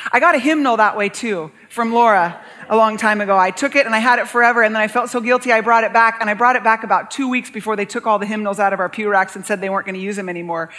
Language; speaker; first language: English; native; English